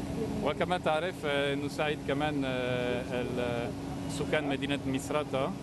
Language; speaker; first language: Arabic; non-native, fluent; French